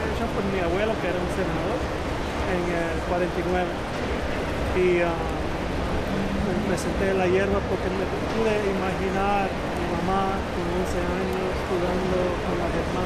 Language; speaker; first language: Spanish; early bilingual, heritage; Spanish